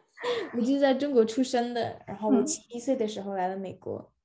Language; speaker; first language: Chinese; early bilingual, other home language; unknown